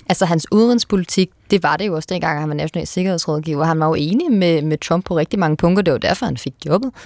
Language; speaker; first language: Danish; native; Danish